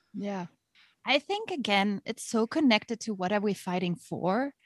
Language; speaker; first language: English; non-native, fluent; German